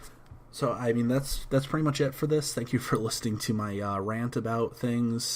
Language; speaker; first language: English; native; English